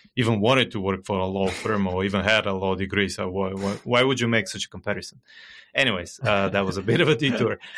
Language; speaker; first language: English; non-native, fluent; Bulgarian